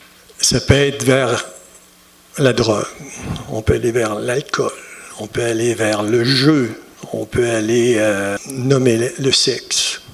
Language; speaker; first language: French; native; French